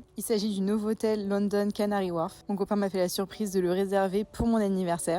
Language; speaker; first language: French; native; French